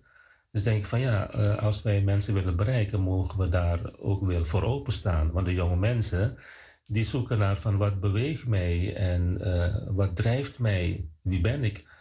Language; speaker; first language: Dutch; non-native, fluent; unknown